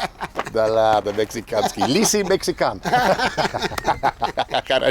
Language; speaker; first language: Russian; non-native, learner; English